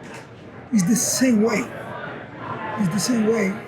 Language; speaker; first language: English; non-native, learner; Spanish